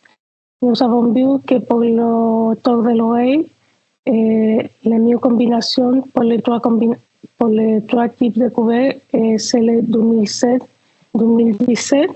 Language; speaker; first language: French; non-native, fluent; Spanish